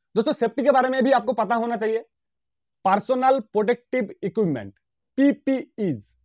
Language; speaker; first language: Hindi; non-native, local second language; Bangla